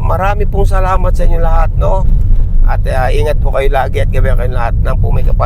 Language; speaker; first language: Filipino; native; Filipino